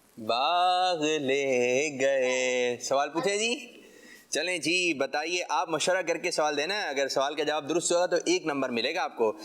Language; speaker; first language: Urdu; native; Urdu